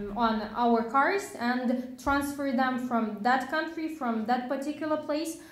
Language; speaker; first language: English; non-native, fluent; Ukrainian